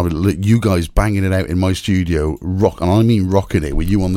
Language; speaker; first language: English; native; English